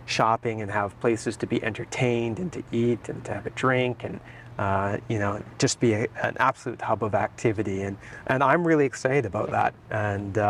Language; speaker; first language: English; native; English